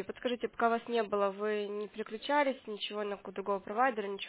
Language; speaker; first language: Russian; native; Russian